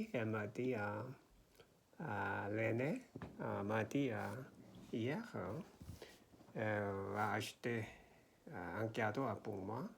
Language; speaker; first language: French; non-native, learner; Korean